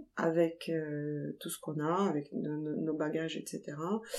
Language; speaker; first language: French; non-native, fluent; Ukrainian